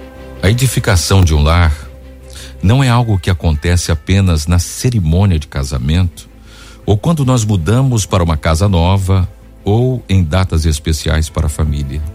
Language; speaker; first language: Portuguese; native; Portuguese